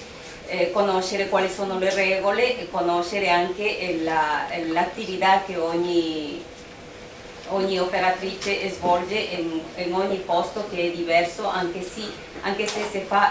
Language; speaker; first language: Italian; non-native, fluent; Spanish